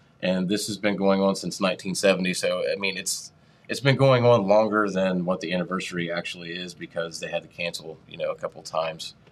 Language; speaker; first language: English; native; English